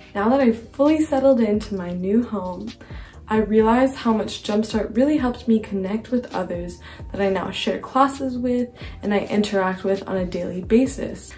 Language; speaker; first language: English; native; English